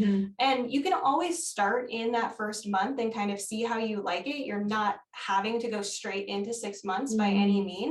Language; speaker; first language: English; native; English